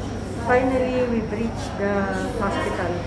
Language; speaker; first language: English; non-native, local second language; Filipino